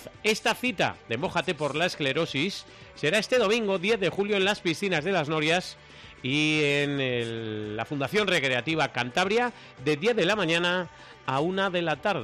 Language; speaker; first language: Spanish; native; Spanish